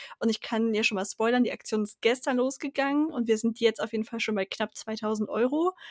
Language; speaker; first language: German; native; German